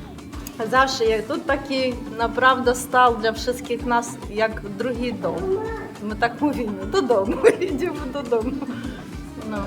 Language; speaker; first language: Polish; non-native, learner; Ukrainian